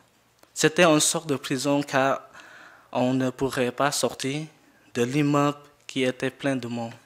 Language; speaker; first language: French; non-native, learner; Jarai